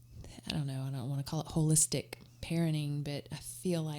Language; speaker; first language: English; native; English